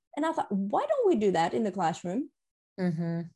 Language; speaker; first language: English; non-native, fluent; French